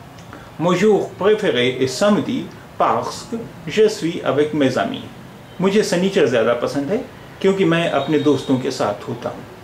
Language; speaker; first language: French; non-native, fluent; Urdu